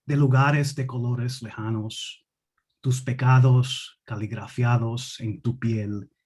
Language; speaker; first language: Spanish; early bilingual, other home language; English